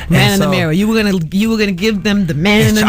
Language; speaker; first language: English; native; English